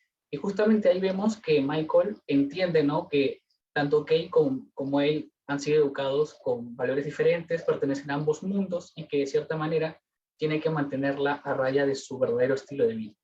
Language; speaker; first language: Spanish; native; Spanish